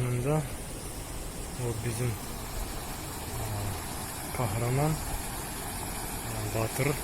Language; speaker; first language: Turkish; non-native, learner; Bashkir